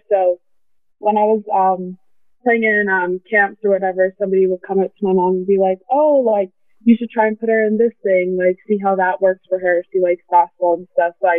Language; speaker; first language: English; native; English